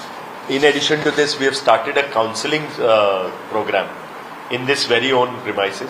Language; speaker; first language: English; non-native, local second language; Konkani